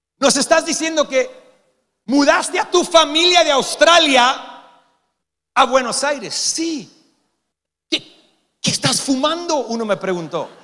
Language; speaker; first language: Spanish; non-native, fluent; English